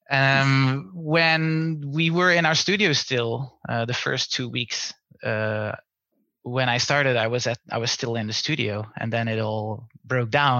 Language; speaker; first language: English; non-native, fluent; Dutch